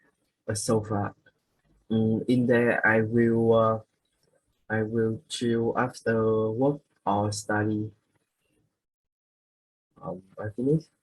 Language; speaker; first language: English; non-native, learner; Vietnamese